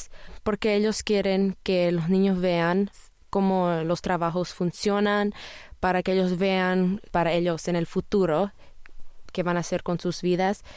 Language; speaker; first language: Spanish; early bilingual, heritage; Spanish